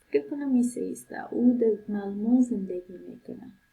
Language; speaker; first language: Persian; native; Persian